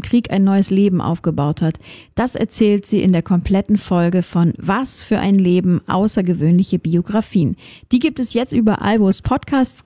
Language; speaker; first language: German; native; German